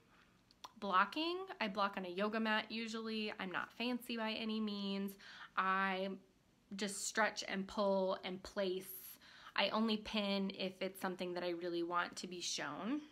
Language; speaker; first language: English; native; English